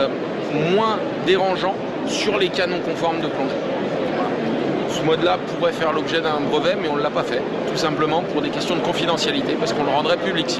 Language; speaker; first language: French; native; French